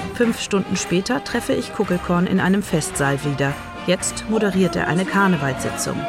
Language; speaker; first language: German; native; German